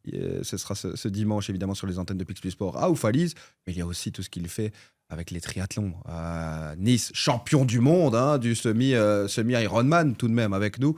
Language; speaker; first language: French; native; French